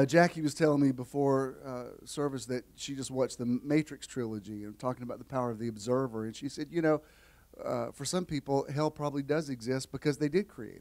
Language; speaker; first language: English; native; English